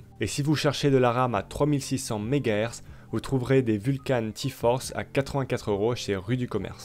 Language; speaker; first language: French; native; French